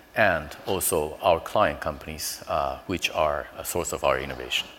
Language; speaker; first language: English; non-native, fluent; Japanese